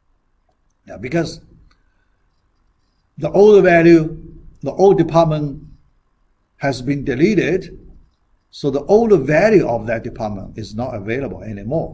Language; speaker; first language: English; non-native, fluent; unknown